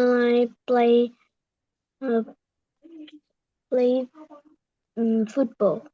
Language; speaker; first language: English; non-native, learner; Vietnamese